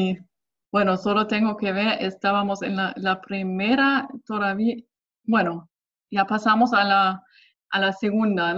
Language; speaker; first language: Spanish; non-native, fluent; German